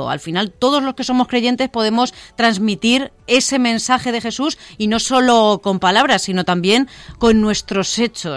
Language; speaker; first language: Spanish; native; Spanish